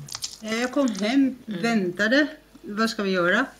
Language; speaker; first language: Swedish; non-native, fluent; Arabic